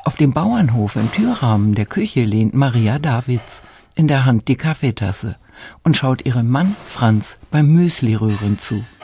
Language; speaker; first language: German; native; German